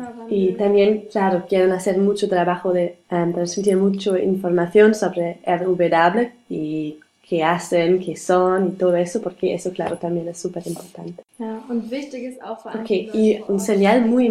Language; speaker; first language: Spanish; non-native, learner; German